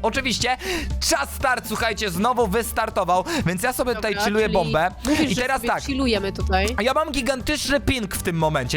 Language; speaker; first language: Polish; native; Polish